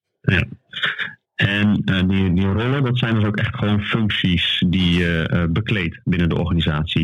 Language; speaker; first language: Dutch; native; Dutch